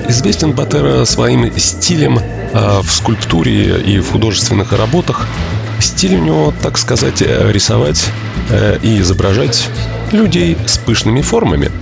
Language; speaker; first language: Russian; native; Russian